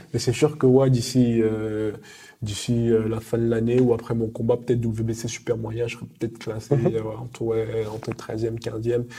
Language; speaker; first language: French; early bilingual, other home language; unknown